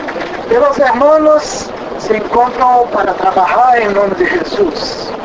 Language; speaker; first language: Spanish; non-native, learner; Portuguese